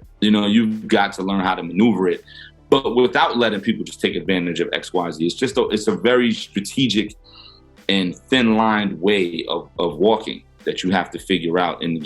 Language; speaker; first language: English; native; English